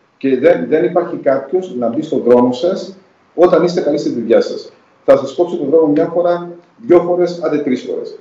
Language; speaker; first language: Greek; native; Greek